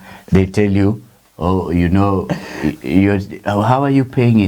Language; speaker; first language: English; non-native, local second language; Swahili